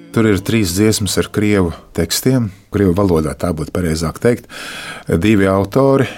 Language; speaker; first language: Latvian; native; Latvian